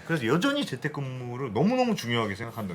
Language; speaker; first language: Korean; native; Korean